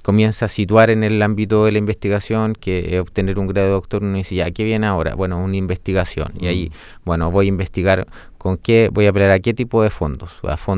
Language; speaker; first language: Spanish; native; Spanish